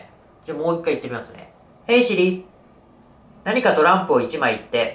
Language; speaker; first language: Japanese; native; Japanese